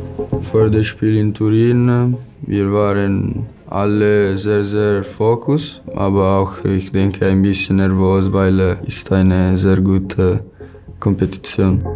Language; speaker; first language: German; non-native, learner; Italian